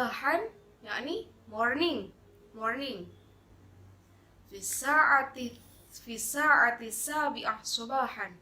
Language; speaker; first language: Arabic; non-native, fluent; Malay